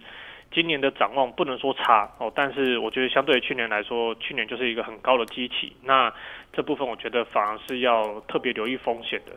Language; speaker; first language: Chinese; native; Chinese